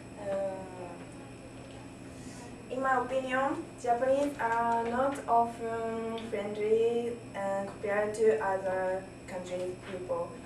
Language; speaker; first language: English; non-native, learner; Japanese